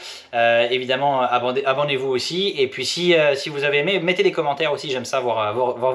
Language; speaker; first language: French; native; French